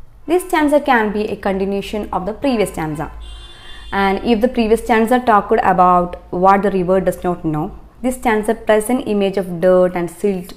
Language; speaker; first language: English; non-native, local second language; Malayalam